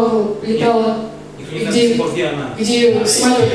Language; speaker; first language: Russian; native; Russian